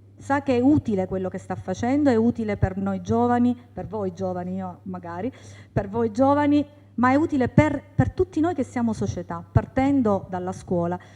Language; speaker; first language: Italian; native; Italian